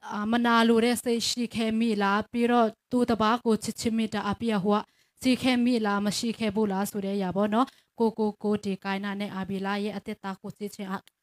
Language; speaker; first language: Burmese; non-native, local second language; Tedim Chin